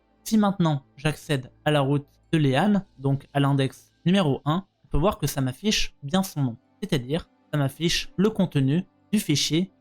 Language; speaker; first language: French; native; French